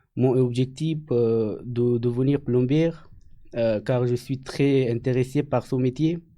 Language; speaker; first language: French; non-native, learner; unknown